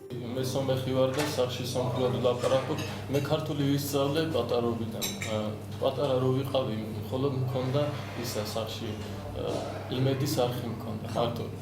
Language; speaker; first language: Georgian; non-native, local second language; Armenian